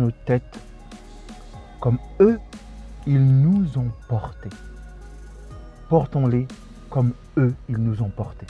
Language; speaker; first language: French; early bilingual, other home language; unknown